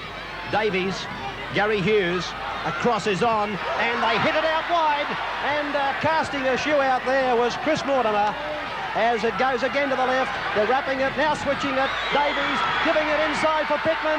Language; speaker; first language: English; native; English